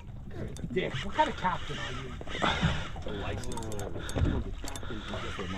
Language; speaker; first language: English; native; English